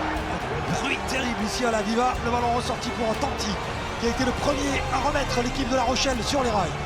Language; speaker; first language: French; native; French